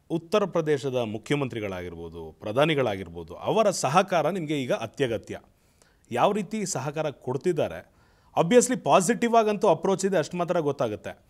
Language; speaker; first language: Kannada; native; Kannada